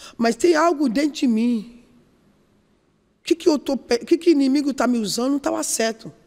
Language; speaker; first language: Portuguese; non-native, learner; Yoruba